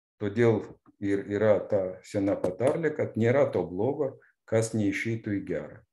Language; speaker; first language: Lithuanian; non-native, local second language; Russian